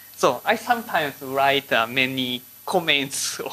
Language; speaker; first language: English; non-native, learner; Japanese